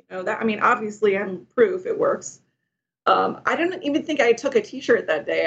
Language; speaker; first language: English; native; English